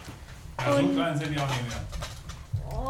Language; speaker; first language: German; native; German